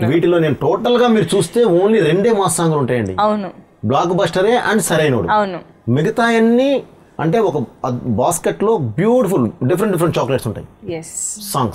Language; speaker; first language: Telugu; native; Telugu